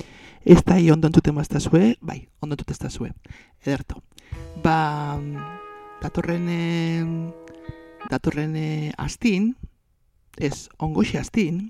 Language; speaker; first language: Basque; native; Basque